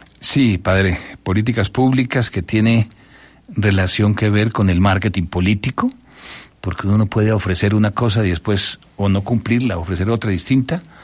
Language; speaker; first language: Spanish; native; Spanish